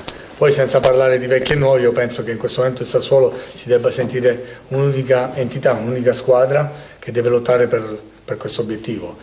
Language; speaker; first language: Italian; native; Italian